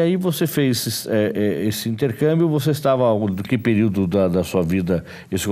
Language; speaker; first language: Portuguese; native; Portuguese